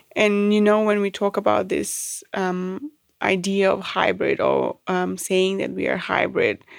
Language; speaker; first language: English; non-native, fluent; Macedonian